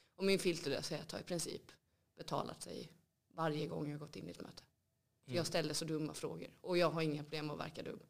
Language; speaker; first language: Swedish; native; Swedish